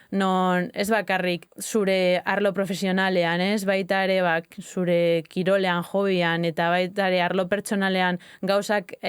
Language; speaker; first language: Basque; native; Basque